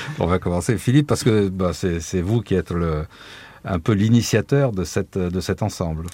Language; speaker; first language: French; native; French